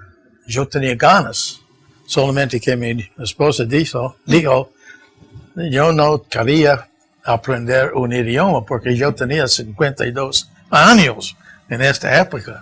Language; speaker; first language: Spanish; non-native, fluent; English